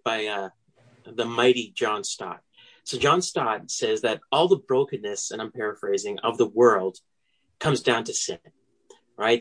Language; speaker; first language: English; native; English